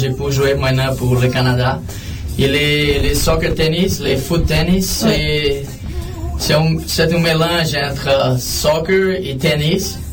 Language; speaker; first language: French; non-native, fluent; Portuguese